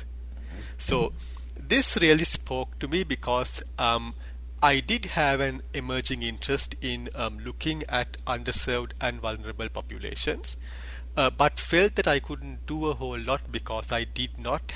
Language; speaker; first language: English; non-native, local second language; Sinhala